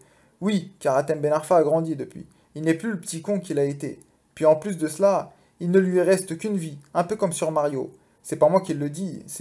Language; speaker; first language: French; native; French